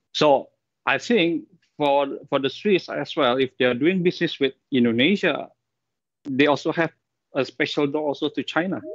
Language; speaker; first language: English; non-native, fluent; Indonesian